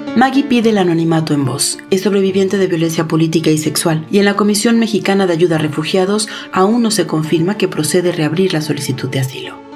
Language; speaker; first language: Spanish; native; Spanish